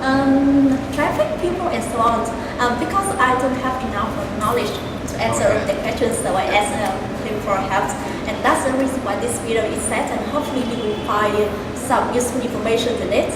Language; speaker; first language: English; non-native, learner; Vietnamese